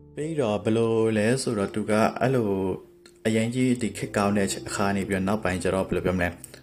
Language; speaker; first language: Burmese; native; Burmese